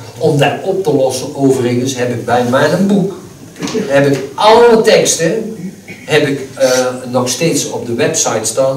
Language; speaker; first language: Dutch; native; Dutch